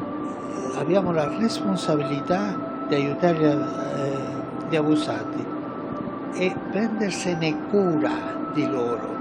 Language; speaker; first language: Italian; non-native, fluent; Spanish